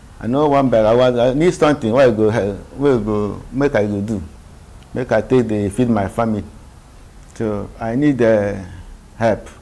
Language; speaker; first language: Nigerian Pidgin; non-native, local second language; Igbo